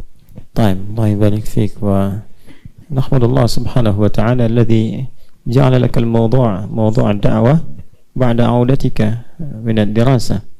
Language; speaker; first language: Arabic; non-native, fluent; Indonesian